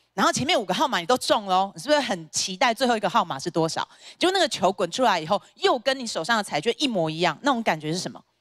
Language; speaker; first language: Chinese; native; Chinese